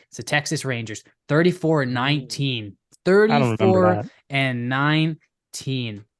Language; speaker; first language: English; native; English